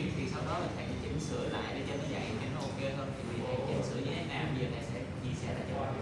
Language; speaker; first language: Vietnamese; native; Vietnamese